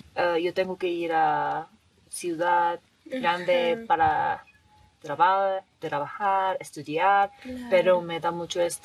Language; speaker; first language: Spanish; non-native, learner; Korean